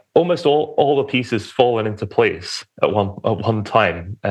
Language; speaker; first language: English; native; English